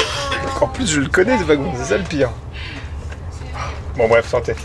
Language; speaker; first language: French; native; French